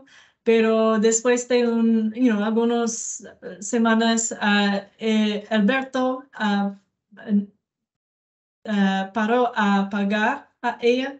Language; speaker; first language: Spanish; non-native, fluent; English